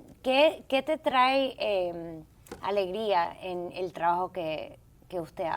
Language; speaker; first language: Spanish; early bilingual, heritage; English